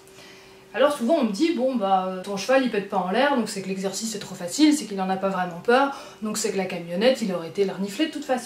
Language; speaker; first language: French; native; French